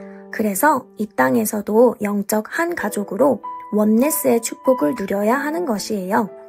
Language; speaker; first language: Korean; native; Korean